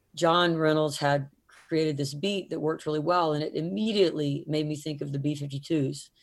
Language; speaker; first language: English; native; English